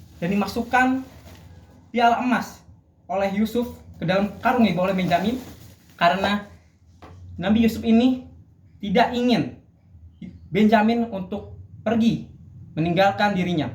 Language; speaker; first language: Indonesian; native; Indonesian